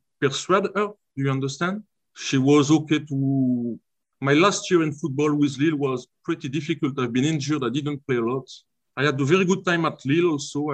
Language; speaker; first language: English; non-native, fluent; French